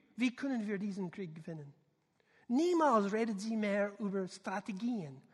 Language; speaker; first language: German; non-native, learner; English